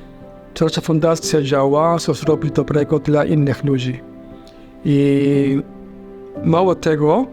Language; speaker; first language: Polish; non-native, fluent; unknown